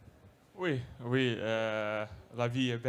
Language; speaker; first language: French; non-native, learner; Russian